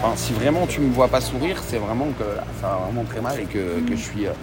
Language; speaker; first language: French; native; French